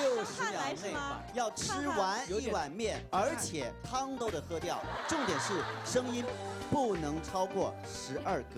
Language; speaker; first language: Chinese; native; Chinese